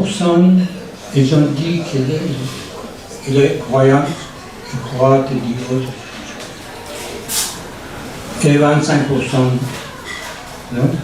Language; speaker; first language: French; non-native, learner; Persian